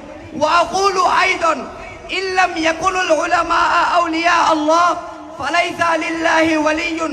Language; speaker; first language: Arabic; non-native, learner; Bangla